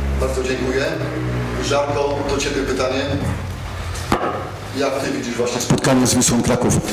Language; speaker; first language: Polish; native; Polish